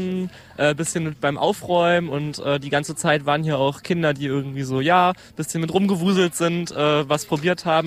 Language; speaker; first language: German; native; German